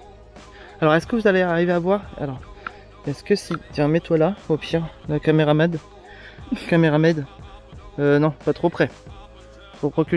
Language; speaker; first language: French; native; French